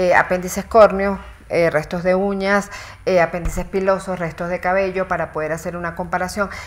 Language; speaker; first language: Spanish; native; Spanish